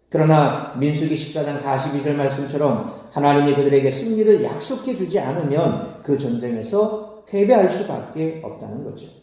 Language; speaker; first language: Korean; native; Korean